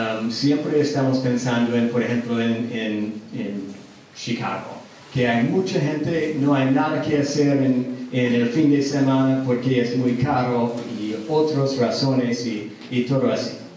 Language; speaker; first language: Spanish; non-native, learner; English